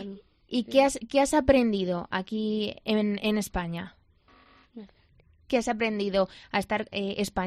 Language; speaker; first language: Spanish; native; Spanish